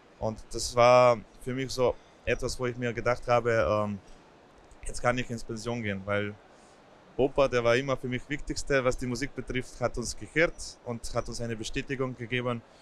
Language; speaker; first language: German; non-native, fluent; Slovenian